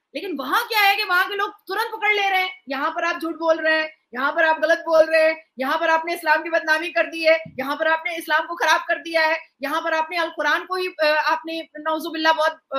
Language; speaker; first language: Hindi; native; Hindi